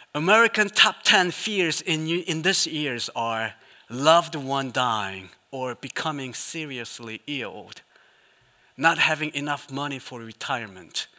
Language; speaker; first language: English; non-native, fluent; Korean